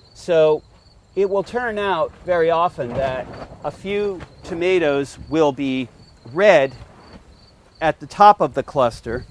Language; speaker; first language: English; native; English